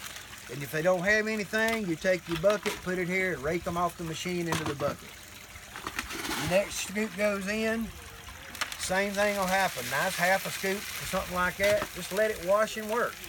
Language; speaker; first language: English; native; English